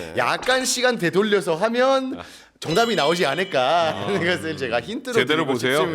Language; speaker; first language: Korean; non-native, fluent; French